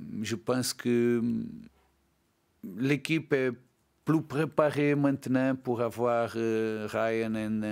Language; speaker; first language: French; non-native, learner; Portuguese